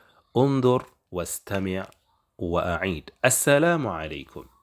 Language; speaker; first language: Arabic; non-native, fluent; Indonesian